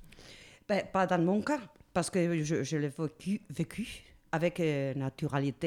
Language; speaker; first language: French; non-native, learner; Spanish